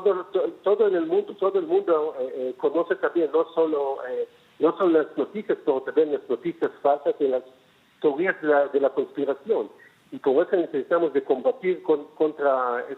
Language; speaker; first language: Spanish; non-native, fluent; Hebrew